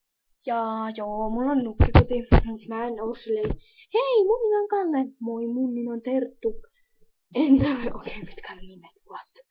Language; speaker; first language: Finnish; native; Finnish